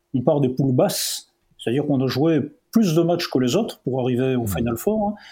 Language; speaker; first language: French; native; French